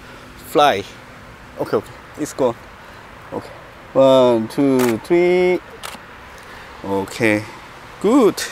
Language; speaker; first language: English; non-native, learner; Korean